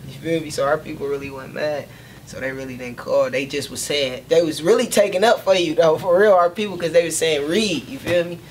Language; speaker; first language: English; native; English